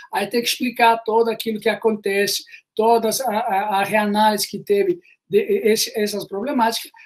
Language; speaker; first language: Portuguese; non-native, fluent; Italian